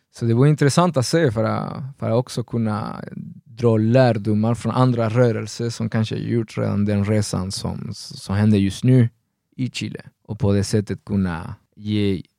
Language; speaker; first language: Swedish; non-native, fluent; Spanish